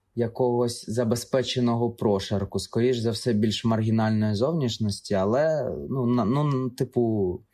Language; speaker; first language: Ukrainian; non-native, local second language; Russian